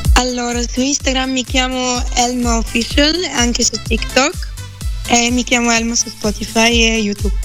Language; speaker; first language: Italian; non-native, fluent; Bulgarian